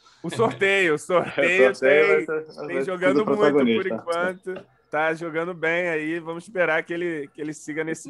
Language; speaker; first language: Portuguese; native; Portuguese